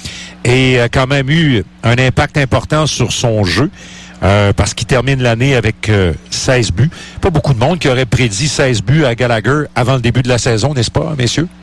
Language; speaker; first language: French; native; French